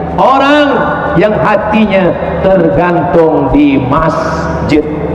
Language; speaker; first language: Malay; native; Malay